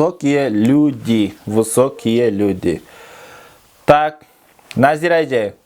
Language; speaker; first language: Russian; non-native, local second language; Kyrgyz